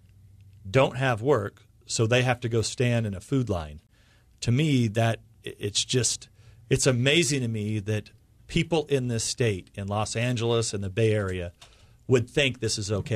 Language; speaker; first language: English; native; English